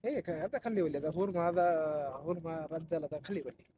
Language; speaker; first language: Arabic; non-native, learner; Bangla